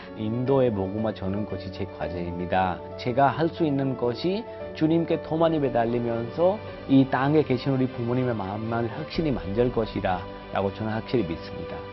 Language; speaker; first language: Korean; non-native, fluent; Hindi